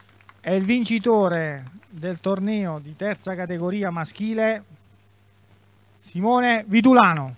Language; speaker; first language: Italian; native; Italian